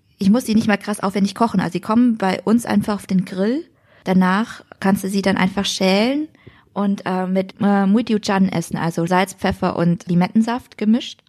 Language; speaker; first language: German; early bilingual, other home language; Vietnamese